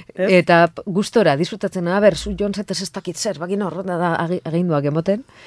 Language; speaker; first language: Basque; non-native, local second language; Spanish